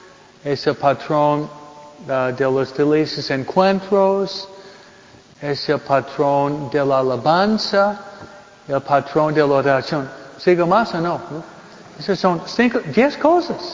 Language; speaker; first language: Spanish; non-native, fluent; English